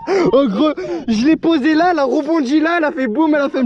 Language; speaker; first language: French; native; French